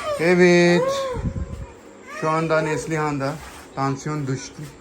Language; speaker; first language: Turkish; non-native, learner; Urdu